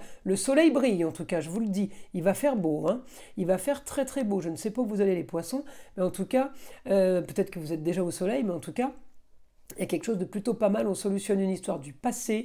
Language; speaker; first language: French; native; French